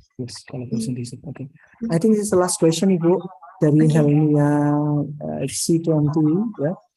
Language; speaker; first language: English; non-native, learner; Indonesian